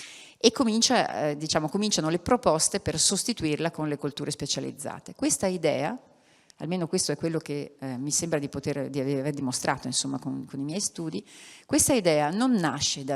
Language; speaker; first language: Italian; native; Italian